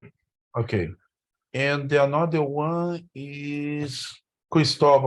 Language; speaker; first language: English; non-native, learner; Portuguese